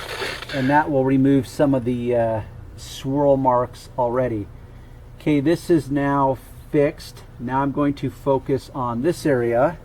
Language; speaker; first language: English; native; English